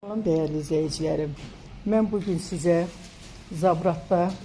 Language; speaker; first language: Turkish; non-native, fluent; Azerbaijani